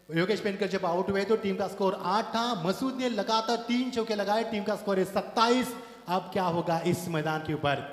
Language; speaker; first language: Hindi; non-native, local second language; Marathi